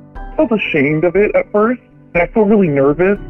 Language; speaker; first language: English; native; English